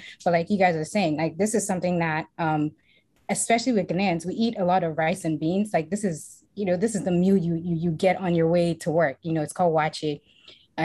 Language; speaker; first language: English; non-native, local second language; Akan